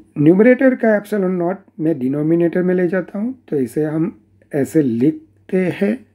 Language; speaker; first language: Hindi; non-native, local second language; Gujarati